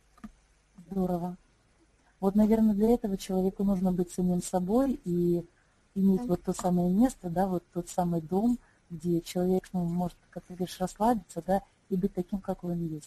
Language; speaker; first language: Russian; native; Russian